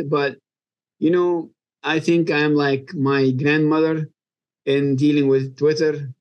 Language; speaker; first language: English; non-native, fluent; Arabic